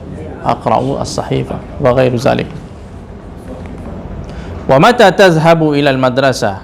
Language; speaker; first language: Arabic; non-native, fluent; Indonesian